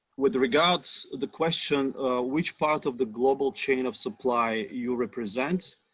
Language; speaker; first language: English; non-native, fluent; Bulgarian